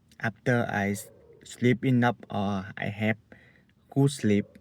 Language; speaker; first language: English; non-native, learner; Vietnamese